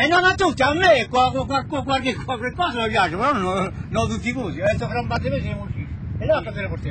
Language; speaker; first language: Italian; native; Italian